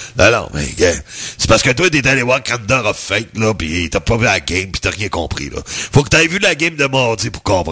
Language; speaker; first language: French; native; French